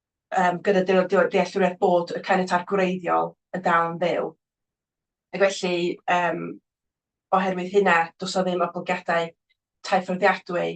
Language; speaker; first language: Welsh; native; Welsh